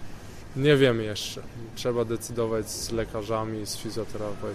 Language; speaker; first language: Polish; early bilingual, heritage; Polish